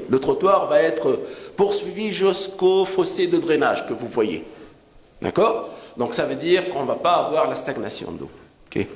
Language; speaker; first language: French; non-native, local second language; Arabic